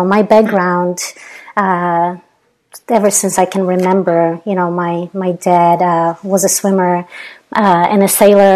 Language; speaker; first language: English; non-native, fluent; Polish